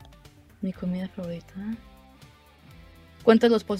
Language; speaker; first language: Spanish; early bilingual, heritage; Spanish